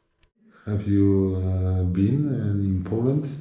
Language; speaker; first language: English; non-native, learner; Polish